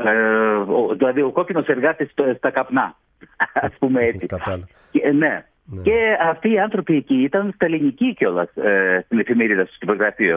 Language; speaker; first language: Greek; early bilingual, heritage; Greek